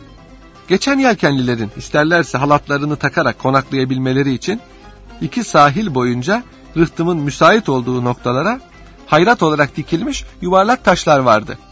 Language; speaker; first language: Turkish; native; Turkish